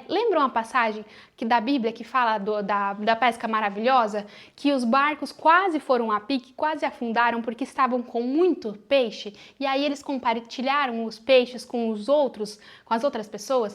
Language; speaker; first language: Portuguese; native; Portuguese